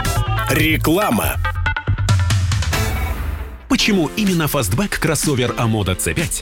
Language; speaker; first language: Russian; native; Russian